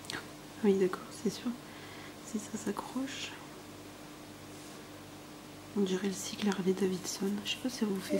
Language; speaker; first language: French; native; French